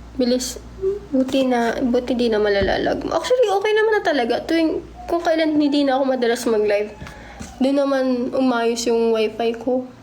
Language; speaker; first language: Filipino; native; Filipino